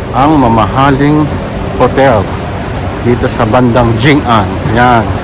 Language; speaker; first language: Filipino; non-native, local second language; Iloko